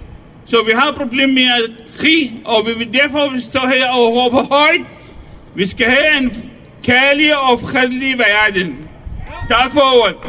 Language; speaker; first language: Danish; non-native, learner; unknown